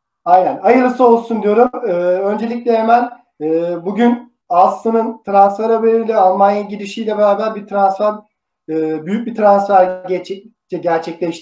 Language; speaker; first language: Turkish; native; Turkish